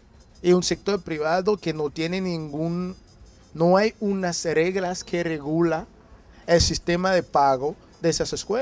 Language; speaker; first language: Spanish; non-native, fluent; Haitian Creole